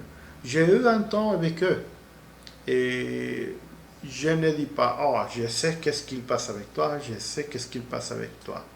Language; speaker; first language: French; non-native, learner; Spanish